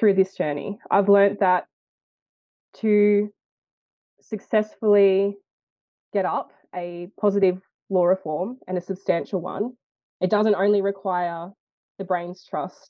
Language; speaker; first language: English; native; English